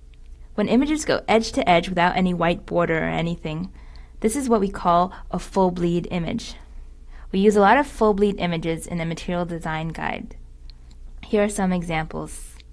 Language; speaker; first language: English; native; English